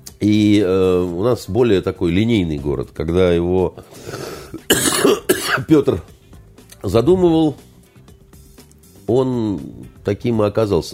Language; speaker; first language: Russian; native; Russian